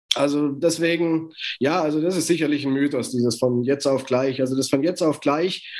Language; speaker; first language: German; native; German